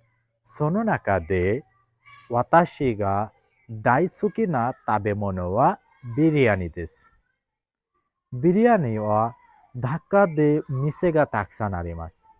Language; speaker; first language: Japanese; non-native, learner; Bangla